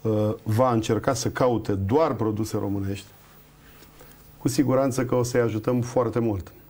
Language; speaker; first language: Romanian; native; Romanian